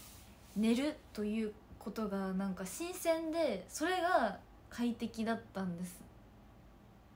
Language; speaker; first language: Japanese; native; Japanese